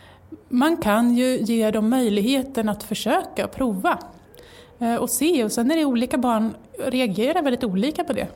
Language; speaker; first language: Swedish; native; Swedish